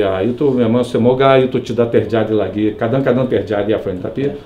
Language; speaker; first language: Indonesian; non-native, fluent; Portuguese